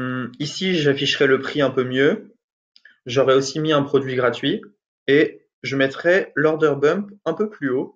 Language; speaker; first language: French; native; French